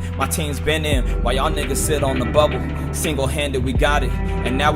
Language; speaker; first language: English; native; English